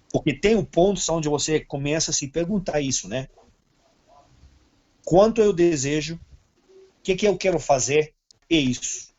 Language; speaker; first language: Portuguese; non-native, fluent; Serbian